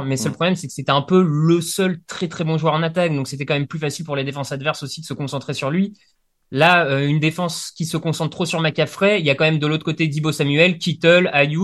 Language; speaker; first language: French; native; French